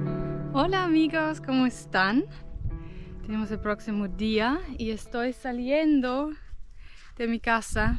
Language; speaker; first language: Spanish; non-native, fluent; German